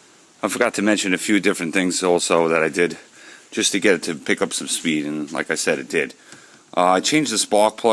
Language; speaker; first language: English; native; English